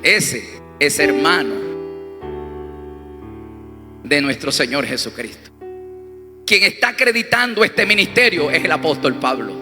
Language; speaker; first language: Spanish; native; Spanish